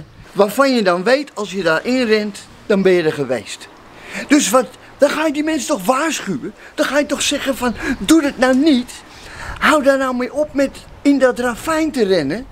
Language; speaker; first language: Dutch; native; Dutch